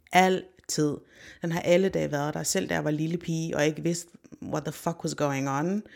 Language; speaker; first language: Danish; early bilingual, other home language; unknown